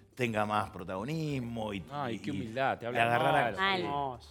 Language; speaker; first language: Spanish; native; Spanish